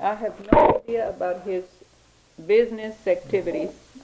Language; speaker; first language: English; early bilingual, other home language; Spanish